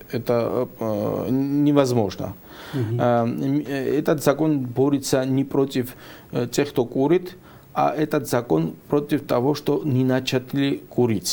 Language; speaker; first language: Russian; non-native, fluent; Georgian